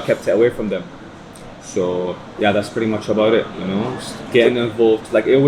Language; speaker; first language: English; native; English